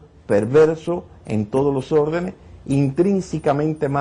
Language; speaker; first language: Spanish; native; Spanish